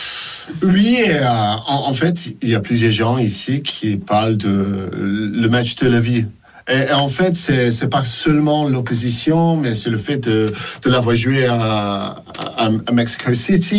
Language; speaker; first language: French; non-native, fluent; English